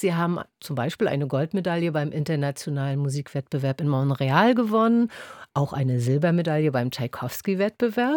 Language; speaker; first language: German; native; German